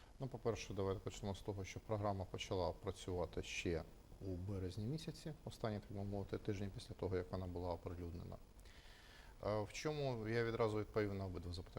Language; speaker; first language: Ukrainian; native; Ukrainian